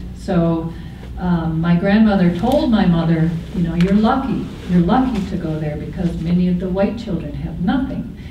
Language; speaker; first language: English; native; English